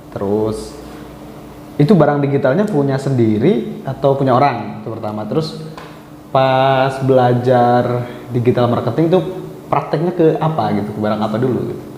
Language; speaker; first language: Indonesian; native; Indonesian